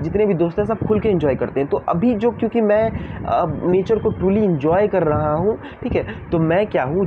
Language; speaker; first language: Hindi; native; Hindi